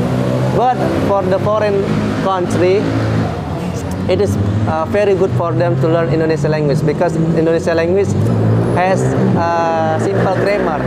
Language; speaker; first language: English; non-native, fluent; Indonesian